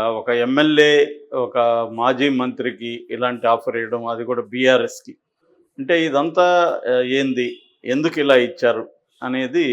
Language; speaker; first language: Telugu; native; Telugu